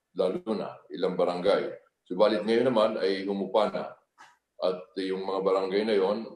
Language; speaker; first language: Filipino; native; Filipino